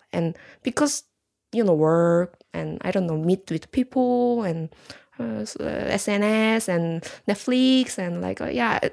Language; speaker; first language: English; non-native, learner; Korean